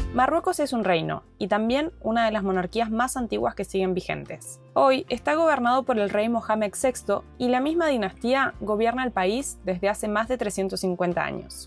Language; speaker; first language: Spanish; native; Spanish